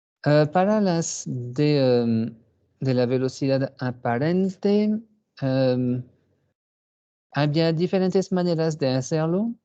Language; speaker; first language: Spanish; non-native, fluent; French